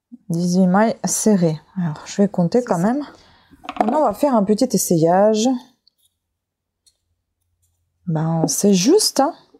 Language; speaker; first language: French; native; French